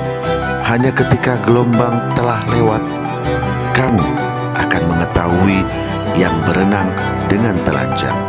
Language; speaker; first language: Indonesian; native; Indonesian